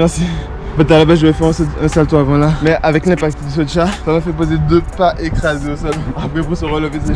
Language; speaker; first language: French; native; French